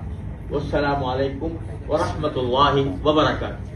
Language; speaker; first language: Arabic; non-native, fluent; Urdu